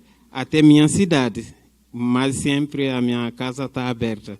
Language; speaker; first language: Portuguese; non-native, fluent; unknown